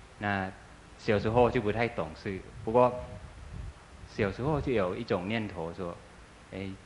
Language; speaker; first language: Chinese; non-native, fluent; Thai